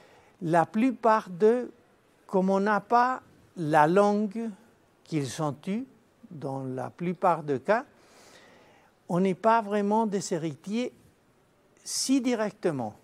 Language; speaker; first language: French; non-native, fluent; Spanish